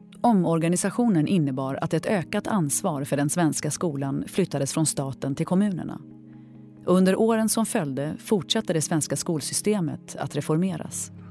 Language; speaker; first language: Swedish; native; Swedish